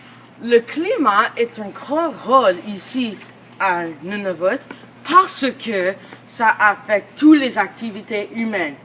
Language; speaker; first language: French; non-native, local second language; English